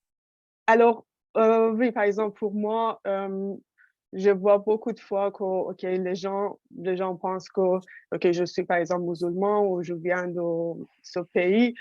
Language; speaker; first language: French; non-native, fluent; Persian